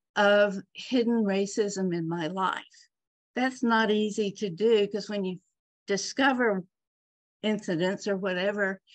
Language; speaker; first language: English; native; English